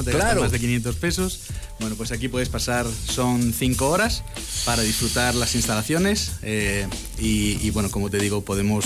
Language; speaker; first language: Spanish; native; Spanish